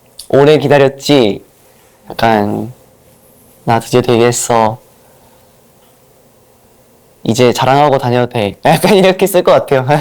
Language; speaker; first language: Korean; non-native, fluent; Japanese